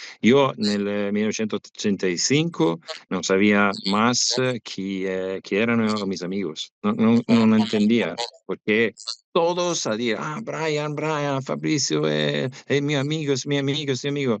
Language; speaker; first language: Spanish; non-native, learner; Italian